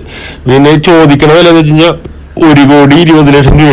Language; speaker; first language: Malayalam; native; Malayalam